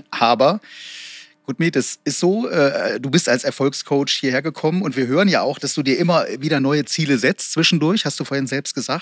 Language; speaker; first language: German; native; German